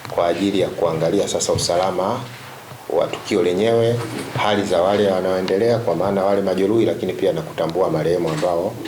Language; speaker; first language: Swahili; native; Swahili